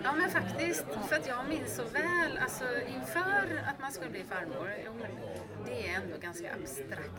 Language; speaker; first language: Swedish; native; Swedish